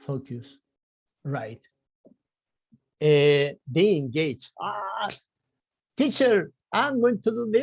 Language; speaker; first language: English; non-native, fluent; Spanish